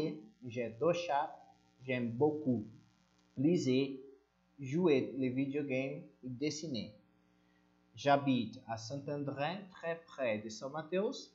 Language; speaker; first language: French; non-native, learner; Portuguese